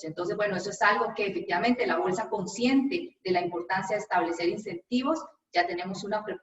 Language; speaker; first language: Spanish; native; Spanish